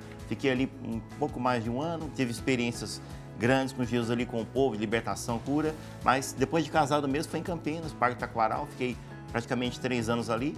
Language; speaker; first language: Portuguese; native; Portuguese